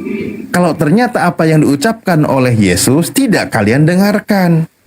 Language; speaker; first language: Indonesian; native; Indonesian